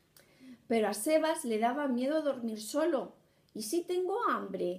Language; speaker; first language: Spanish; native; Spanish